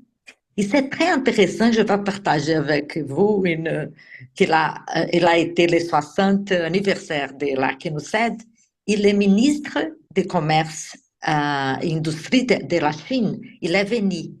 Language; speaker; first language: French; non-native, fluent; Portuguese